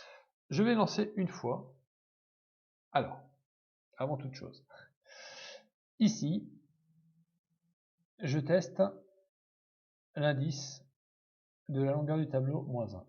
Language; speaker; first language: French; native; French